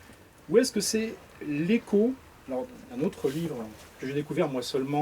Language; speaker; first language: French; native; French